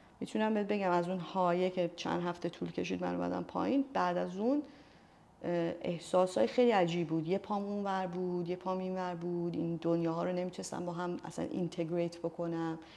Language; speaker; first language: Persian; native; Persian